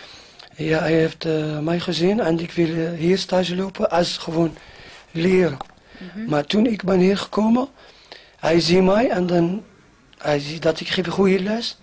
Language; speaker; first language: Dutch; non-native, learner; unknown